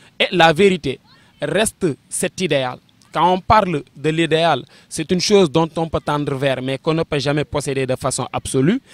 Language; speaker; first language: French; non-native, local second language; Wolof